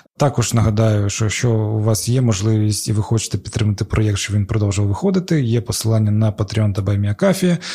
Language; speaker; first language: Ukrainian; non-native, local second language; Crimean Tatar